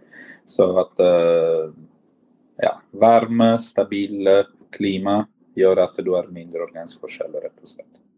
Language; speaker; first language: Norwegian; non-native, fluent; Italian